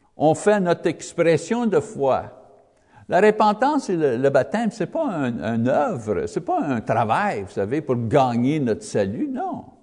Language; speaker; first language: French; non-native, learner; English